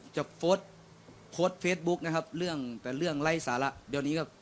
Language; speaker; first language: Thai; native; Thai